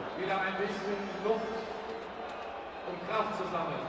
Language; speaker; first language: German; native; German